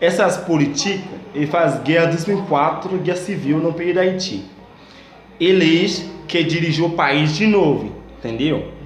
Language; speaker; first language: Portuguese; non-native, learner; Haitian Creole